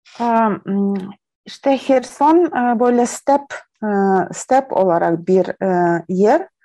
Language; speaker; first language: Turkish; non-native, learner; Ukrainian